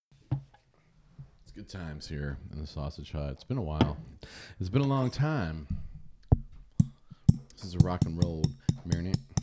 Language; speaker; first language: English; native; English